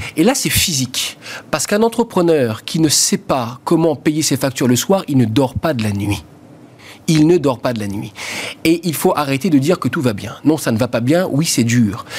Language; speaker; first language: French; native; French